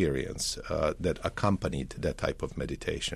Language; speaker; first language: English; non-native, fluent; Serbian